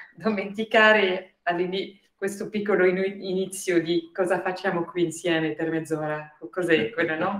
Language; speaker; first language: Italian; non-native, fluent; French